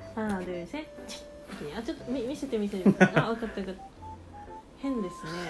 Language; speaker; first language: Japanese; native; Japanese